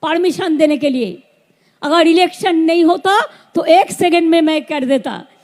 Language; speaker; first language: Hindi; non-native, local second language; Bangla